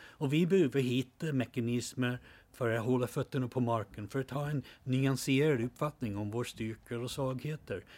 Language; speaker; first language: Swedish; non-native, fluent; English